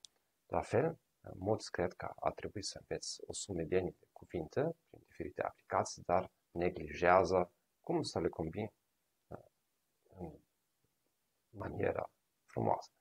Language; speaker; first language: Romanian; non-native, fluent; German